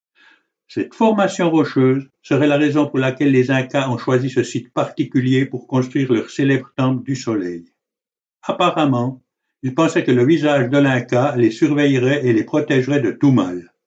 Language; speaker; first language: French; native; French